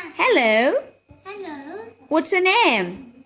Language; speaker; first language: English; non-native, learner; Thai